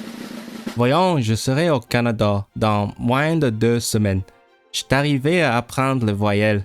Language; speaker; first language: French; non-native, learner; Cantonese